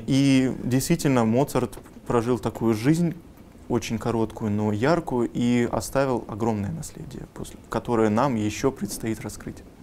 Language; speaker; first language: Russian; native; Russian